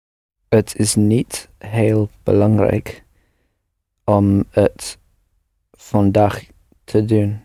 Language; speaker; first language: Dutch; non-native, learner; English